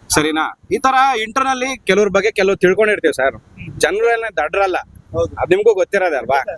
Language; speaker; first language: Kannada; native; Kannada